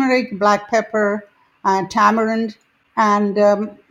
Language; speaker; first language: English; non-native, local second language; Malayalam